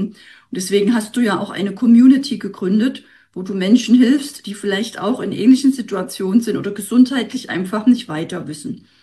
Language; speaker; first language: German; native; German